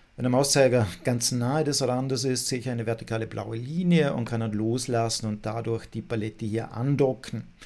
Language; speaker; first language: German; native; German